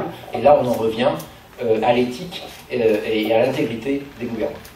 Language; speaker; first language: French; native; French